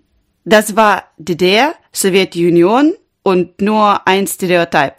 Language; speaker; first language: German; non-native, learner; Ukrainian